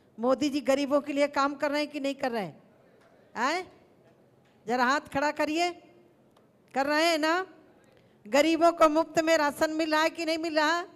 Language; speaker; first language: Hindi; native; Hindi